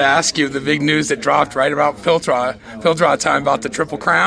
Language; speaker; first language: English; native; English